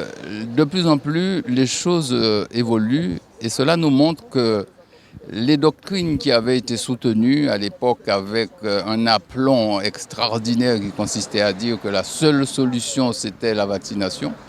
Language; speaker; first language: French; native; French